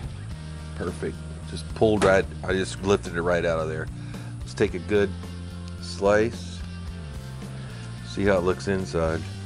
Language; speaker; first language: English; native; English